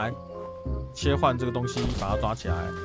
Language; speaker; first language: Chinese; native; Chinese